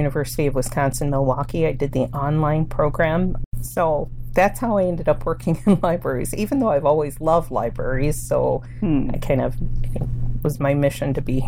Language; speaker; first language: English; early bilingual, other home language; Spanish